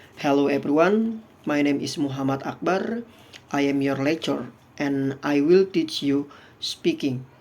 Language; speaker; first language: English; non-native, fluent; Indonesian